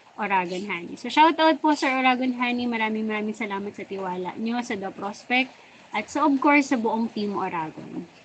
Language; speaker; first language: Filipino; non-native, local second language; Bikol